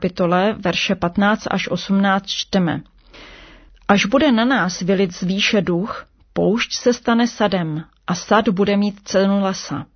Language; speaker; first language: Czech; native; Czech